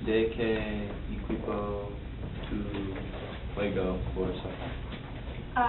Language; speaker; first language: Spanish; non-native, learner; English